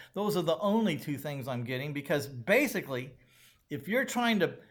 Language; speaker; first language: English; native; English